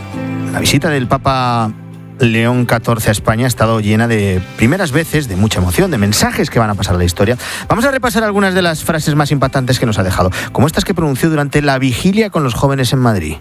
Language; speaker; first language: Spanish; native; Spanish